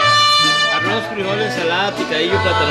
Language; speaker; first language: Spanish; non-native, learner; English